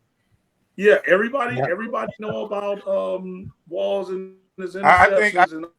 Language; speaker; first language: English; native; English